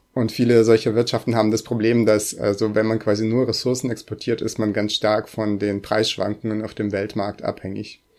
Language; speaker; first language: German; early bilingual, other home language; Russian